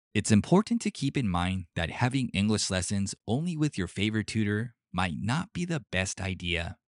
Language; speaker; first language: English; early bilingual, other home language; Japanese